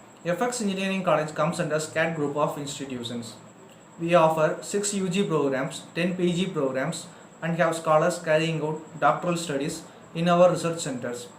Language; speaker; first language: English; non-native, local second language; Tamil